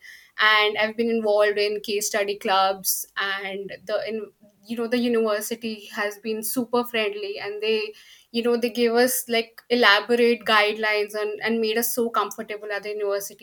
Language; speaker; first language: English; non-native, local second language; Hindi